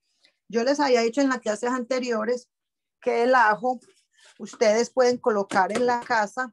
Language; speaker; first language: Spanish; native; Spanish